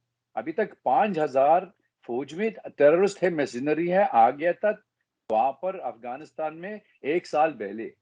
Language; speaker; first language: Hindi; non-native, fluent; Arabic